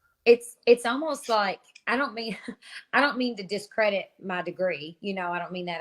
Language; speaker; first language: English; native; English